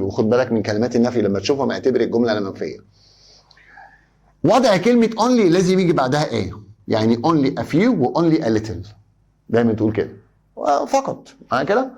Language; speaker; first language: Arabic; native; Arabic